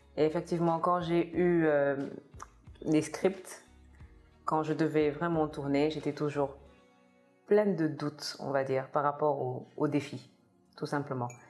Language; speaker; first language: French; non-native, local second language; Kabuverdianu